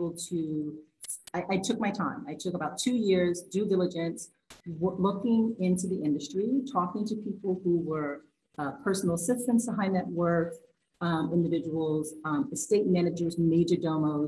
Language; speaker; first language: English; native; English